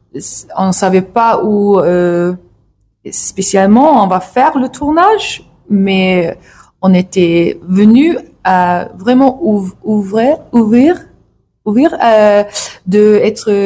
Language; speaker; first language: French; non-native, learner; English